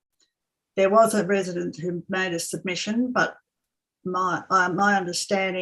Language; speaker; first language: English; native; English